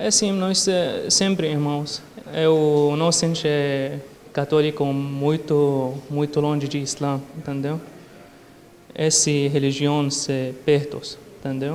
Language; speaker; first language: Portuguese; non-native, learner; Arabic